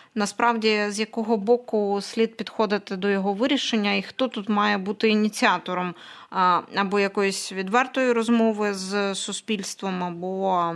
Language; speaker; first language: Ukrainian; native; Ukrainian